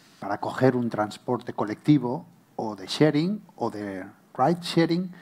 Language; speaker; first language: Spanish; native; Spanish